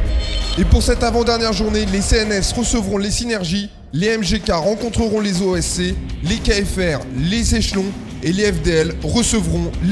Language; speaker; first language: French; native; French